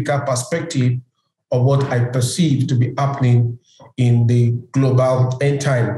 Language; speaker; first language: English; non-native, local second language; Yoruba